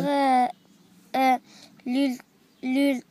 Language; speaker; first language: French; non-native, learner; Arabic